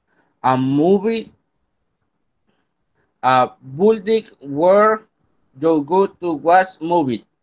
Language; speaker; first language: English; non-native, learner; Spanish